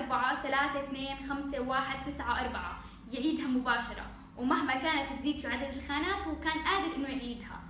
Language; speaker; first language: Arabic; native; Arabic